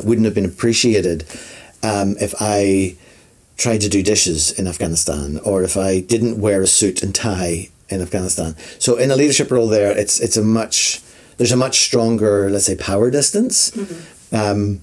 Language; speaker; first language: English; native; English